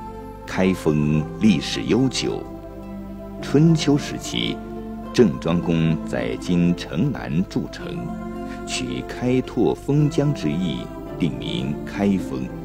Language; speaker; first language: Chinese; native; Chinese